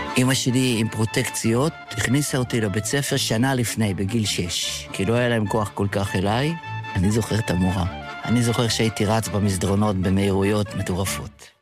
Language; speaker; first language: Hebrew; early bilingual, other home language; Yiddish